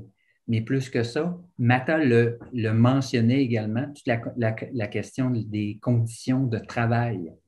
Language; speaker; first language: French; native; French